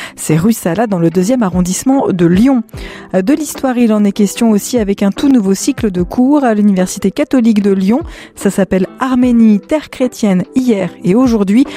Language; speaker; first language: French; native; French